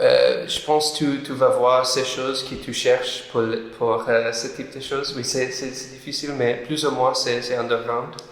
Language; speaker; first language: French; non-native, learner; English